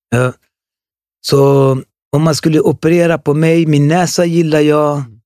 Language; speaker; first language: Swedish; early bilingual, other home language; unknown